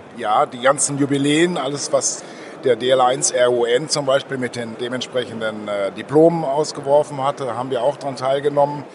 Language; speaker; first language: German; native; German